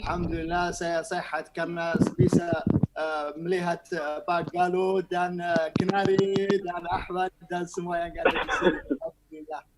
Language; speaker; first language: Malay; non-native, learner; Arabic